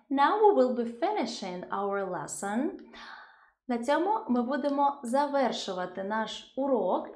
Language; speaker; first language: English; non-native, fluent; Ukrainian